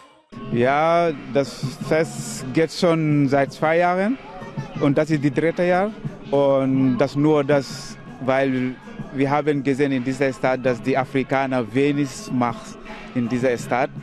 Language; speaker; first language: German; non-native, learner; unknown